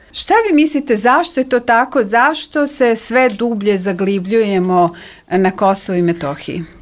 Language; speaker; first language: Serbian; native; Serbian